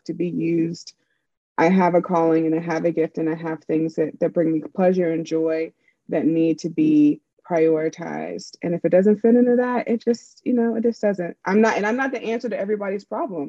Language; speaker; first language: English; native; English